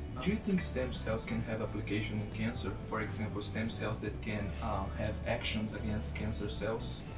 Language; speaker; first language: English; non-native, fluent; Portuguese